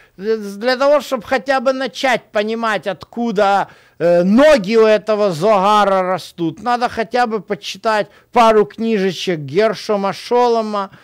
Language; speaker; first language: Russian; native; Russian